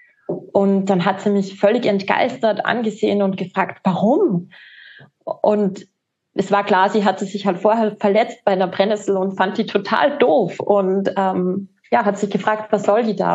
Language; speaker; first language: German; native; German